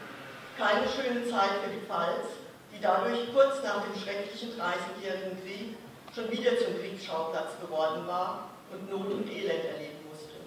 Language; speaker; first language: German; native; German